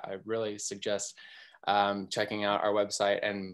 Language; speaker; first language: English; native; English